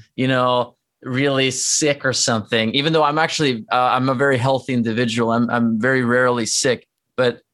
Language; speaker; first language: English; non-native, fluent; Norwegian